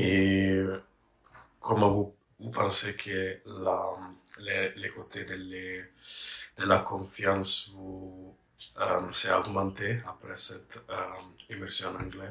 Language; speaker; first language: French; non-native, fluent; English